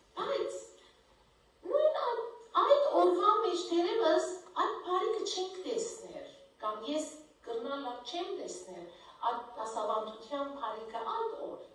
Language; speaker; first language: Armenian; native; Armenian